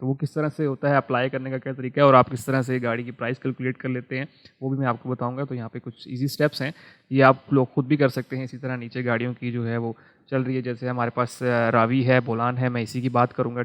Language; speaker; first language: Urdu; non-native, local second language; Punjabi